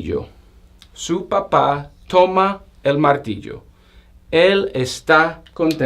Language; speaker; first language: Spanish; non-native, fluent; English